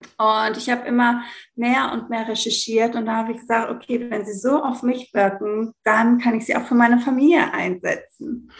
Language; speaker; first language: German; early bilingual, heritage; German